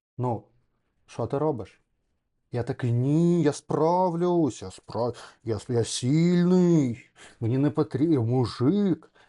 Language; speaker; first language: Ukrainian; non-native, local second language; Russian